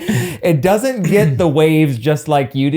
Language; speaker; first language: English; native; English